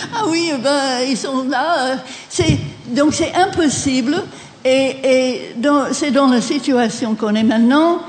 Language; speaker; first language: French; non-native, fluent; English